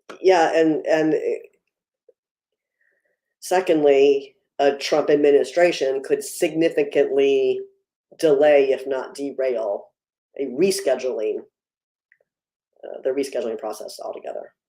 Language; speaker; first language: English; native; English